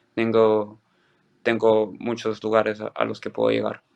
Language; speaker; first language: Spanish; early bilingual, other home language; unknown